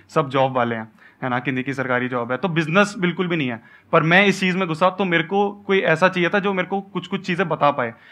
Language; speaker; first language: Hindi; native; Hindi